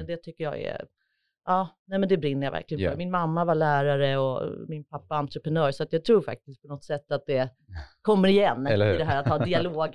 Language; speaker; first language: Swedish; native; Swedish